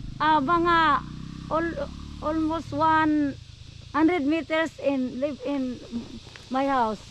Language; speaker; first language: English; non-native, learner; Cebuano